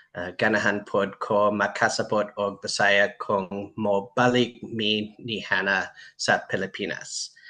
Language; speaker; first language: Cebuano; non-native, learner; English